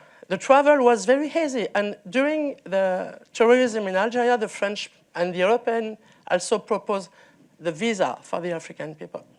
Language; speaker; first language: English; non-native, learner; French